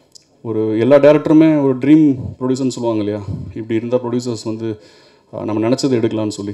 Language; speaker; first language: Tamil; native; Tamil